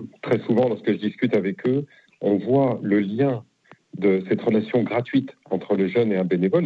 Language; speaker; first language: French; native; French